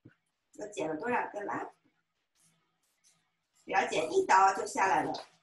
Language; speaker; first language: Chinese; native; Chinese